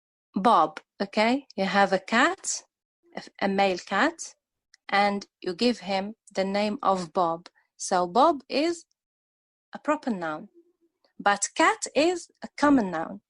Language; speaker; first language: English; non-native, fluent; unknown